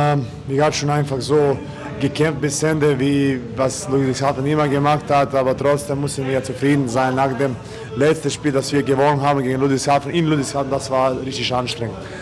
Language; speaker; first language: German; non-native, fluent; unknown